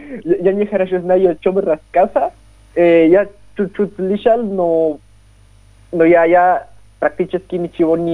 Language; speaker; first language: Russian; non-native, learner; Spanish